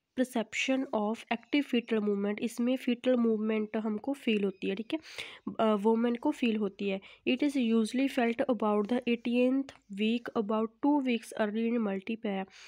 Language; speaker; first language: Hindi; non-native, local second language; Punjabi